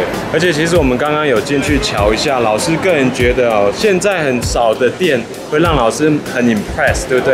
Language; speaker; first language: Chinese; native; Chinese